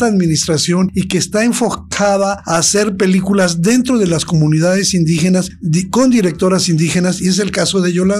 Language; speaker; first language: Spanish; native; Spanish